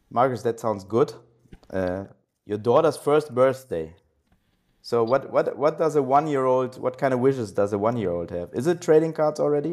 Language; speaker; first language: English; non-native, fluent; German